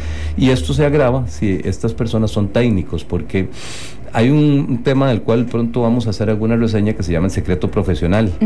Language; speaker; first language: Spanish; native; Spanish